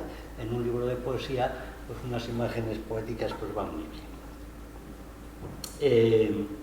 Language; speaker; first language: Spanish; native; Spanish